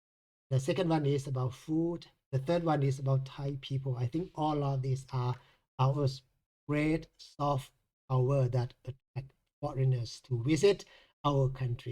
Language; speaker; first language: English; non-native, fluent; Thai